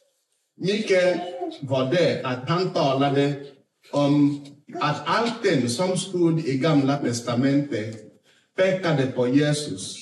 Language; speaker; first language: Swedish; non-native, fluent; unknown